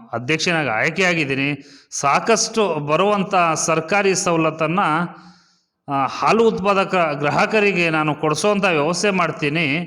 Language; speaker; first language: Kannada; non-native, local second language; Lambadi